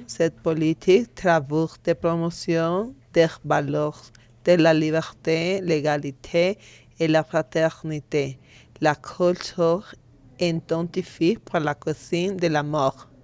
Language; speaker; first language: French; non-native, learner; Spanish